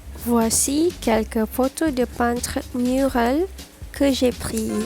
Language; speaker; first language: French; non-native, learner; Malay